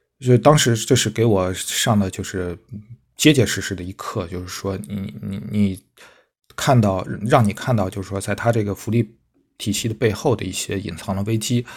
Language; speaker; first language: Chinese; native; Chinese